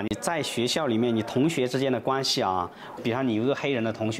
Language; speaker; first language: Chinese; native; Chinese